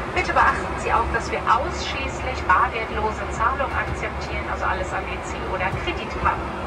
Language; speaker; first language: German; native; German